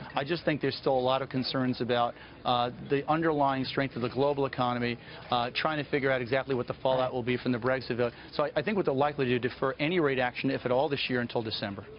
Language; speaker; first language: English; native; English